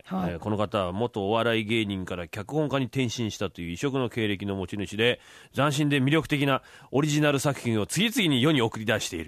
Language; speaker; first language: Japanese; native; Japanese